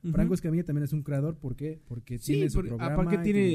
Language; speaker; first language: Spanish; native; Spanish